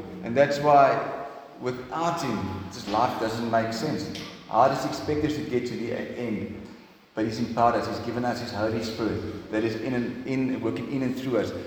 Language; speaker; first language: English; non-native, local second language; Afrikaans